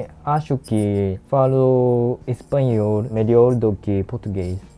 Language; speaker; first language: Portuguese; non-native, learner; Japanese